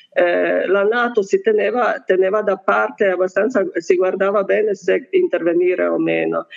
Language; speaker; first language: Italian; non-native, fluent; Bosnian